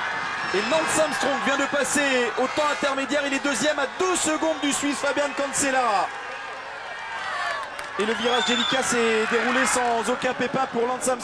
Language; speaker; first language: French; native; French